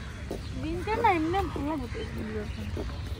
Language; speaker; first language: Hindi; non-native, local second language; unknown